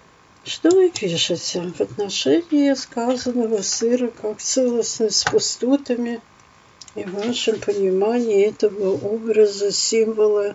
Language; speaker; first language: Russian; native; Russian